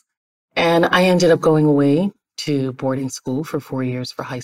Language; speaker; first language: English; native; English